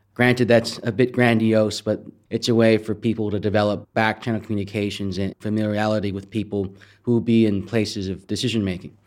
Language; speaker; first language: English; native; English